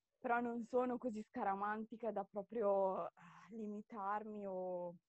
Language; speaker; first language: Italian; early bilingual, other home language; Tamil